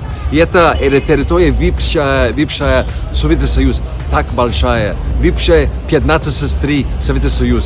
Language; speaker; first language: Russian; non-native, learner; English